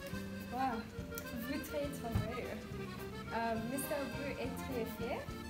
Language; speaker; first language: French; non-native, learner; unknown